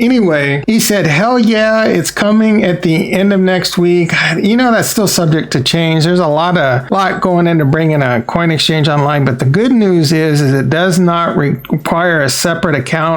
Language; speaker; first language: English; native; English